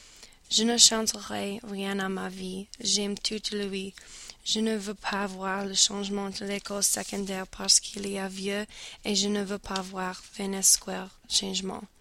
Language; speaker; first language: French; non-native, learner; English